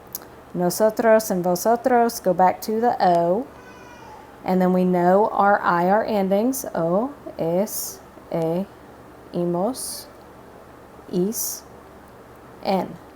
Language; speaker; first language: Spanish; non-native, fluent; English